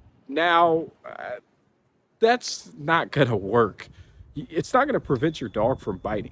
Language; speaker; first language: English; native; English